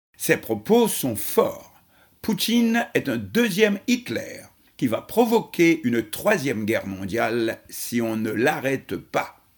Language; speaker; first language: French; non-native, local second language; Haitian Creole